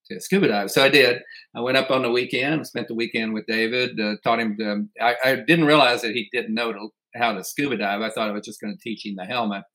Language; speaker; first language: English; native; English